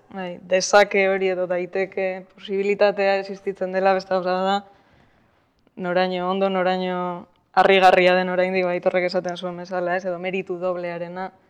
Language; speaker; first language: Basque; native; Basque